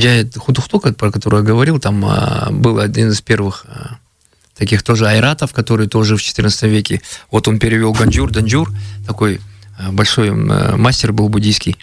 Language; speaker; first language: Russian; native; Russian